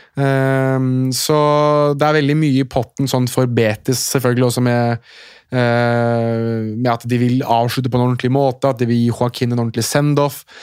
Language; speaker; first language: Norwegian; native; Norwegian